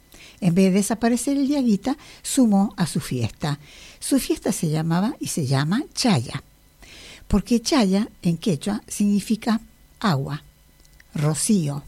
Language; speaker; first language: Spanish; native; Spanish